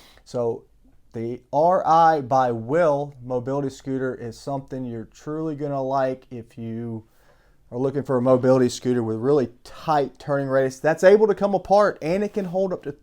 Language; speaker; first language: English; native; English